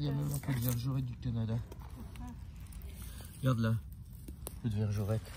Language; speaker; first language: French; native; French